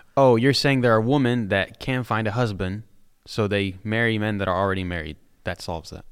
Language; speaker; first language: English; native; English